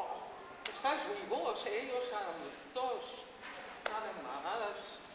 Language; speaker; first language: Spanish; non-native, fluent; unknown